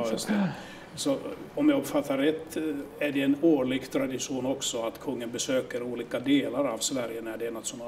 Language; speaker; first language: Swedish; non-native, local second language; Finnish